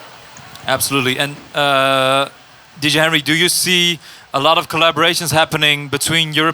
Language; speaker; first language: English; non-native, fluent; Dutch